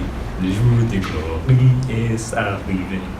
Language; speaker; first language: French; non-native, learner; English